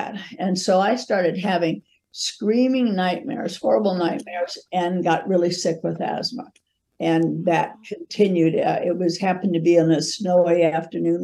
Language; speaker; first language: English; native; English